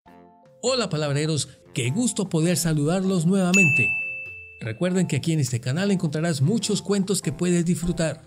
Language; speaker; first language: Spanish; native; Spanish